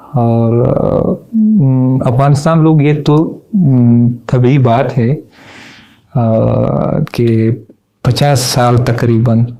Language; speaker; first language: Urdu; non-native, learner; Pashto